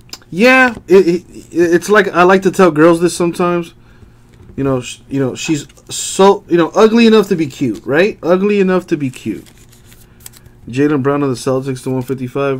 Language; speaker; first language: English; native; English